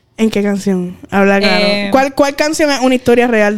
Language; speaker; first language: Spanish; native; Spanish